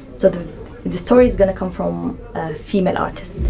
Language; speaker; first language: English; non-native, fluent; Arabic